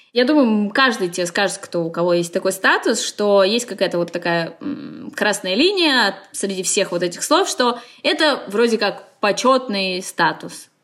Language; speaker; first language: Russian; native; Russian